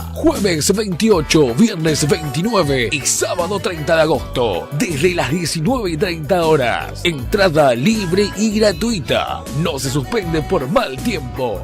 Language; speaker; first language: Spanish; native; Spanish